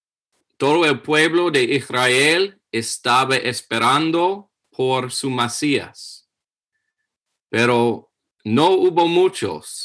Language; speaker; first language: Spanish; non-native, fluent; English